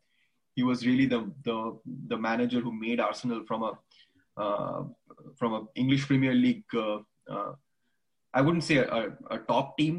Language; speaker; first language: English; non-native, local second language; Bangla